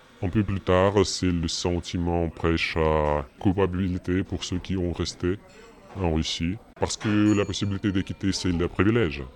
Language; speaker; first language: French; non-native, fluent; Russian